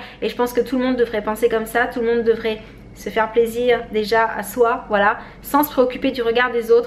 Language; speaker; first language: French; native; French